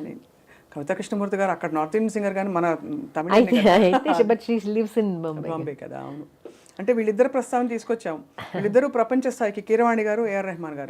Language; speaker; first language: Telugu; native; Telugu